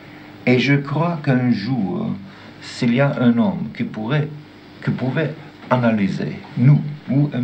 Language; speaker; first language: French; non-native, learner; German